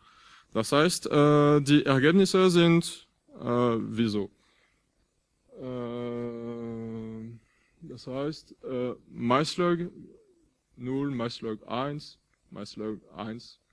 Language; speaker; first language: German; non-native, fluent; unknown